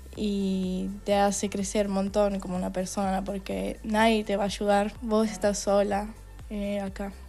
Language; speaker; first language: Spanish; non-native, fluent; Estonian